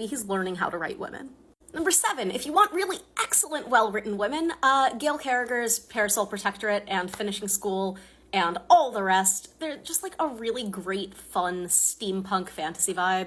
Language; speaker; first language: English; native; English